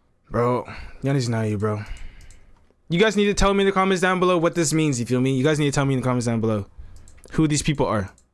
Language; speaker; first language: English; native; English